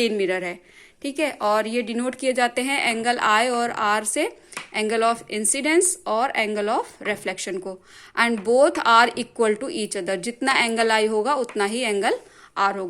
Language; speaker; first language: Hindi; native; Hindi